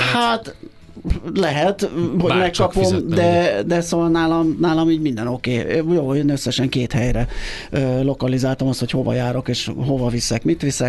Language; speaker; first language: Hungarian; native; Hungarian